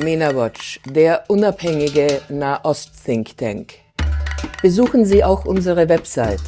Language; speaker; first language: German; native; German